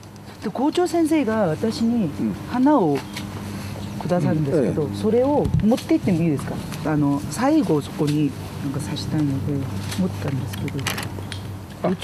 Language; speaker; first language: Japanese; non-native, fluent; Korean